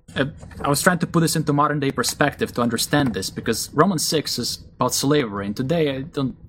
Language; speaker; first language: English; early bilingual, other home language; Russian